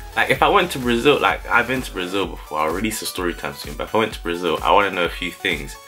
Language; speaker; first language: English; native; English